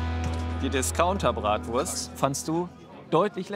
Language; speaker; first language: German; native; German